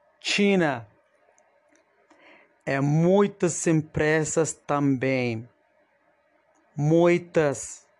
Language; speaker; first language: Portuguese; non-native, fluent; Spanish